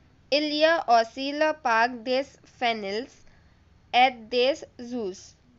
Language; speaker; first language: French; non-native, fluent; Hindi